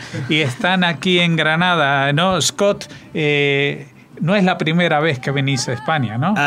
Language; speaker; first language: Spanish; native; Spanish